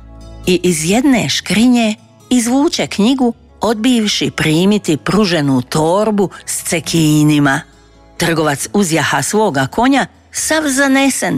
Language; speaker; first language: Croatian; native; Croatian